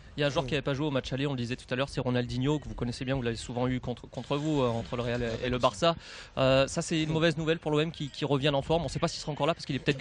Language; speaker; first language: French; native; French